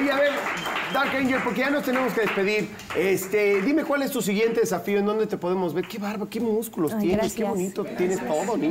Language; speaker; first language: Spanish; native; Spanish